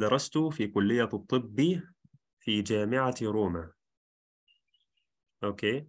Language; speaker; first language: Arabic; non-native, fluent; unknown